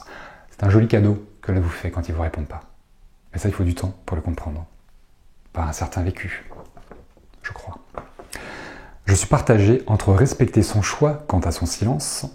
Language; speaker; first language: French; native; French